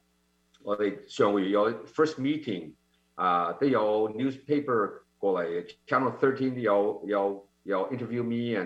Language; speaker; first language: Cantonese; early bilingual, heritage; Cantonese